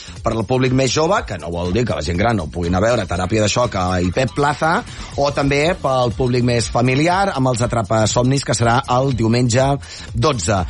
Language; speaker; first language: Catalan; native; Catalan